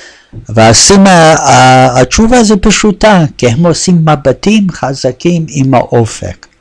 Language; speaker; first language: Hebrew; non-native, fluent; English